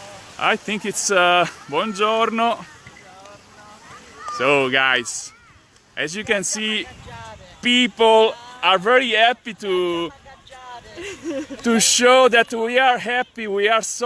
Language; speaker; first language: English; non-native, fluent; Italian